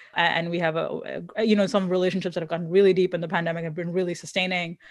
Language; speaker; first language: English; non-native, local second language; Hindi